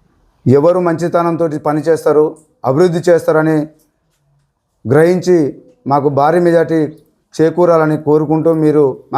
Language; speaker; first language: Telugu; native; Telugu